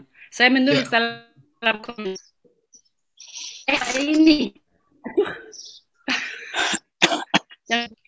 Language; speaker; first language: Indonesian; non-native, learner; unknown